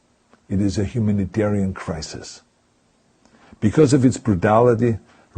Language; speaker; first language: English; non-native, fluent; German